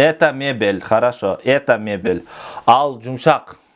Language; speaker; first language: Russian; non-native, local second language; Kyrgyz